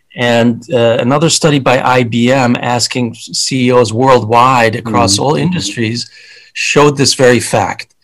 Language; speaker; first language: English; early bilingual, other home language; Hungarian